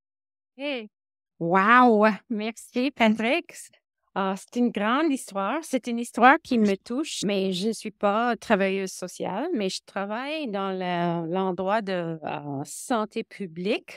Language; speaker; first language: French; non-native, local second language; English